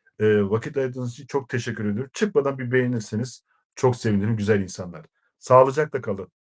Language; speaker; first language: Turkish; native; Turkish